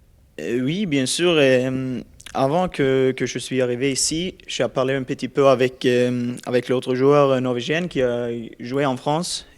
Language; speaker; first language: French; non-native, learner; Norwegian